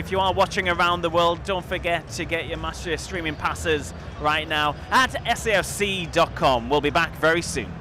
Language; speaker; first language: English; native; English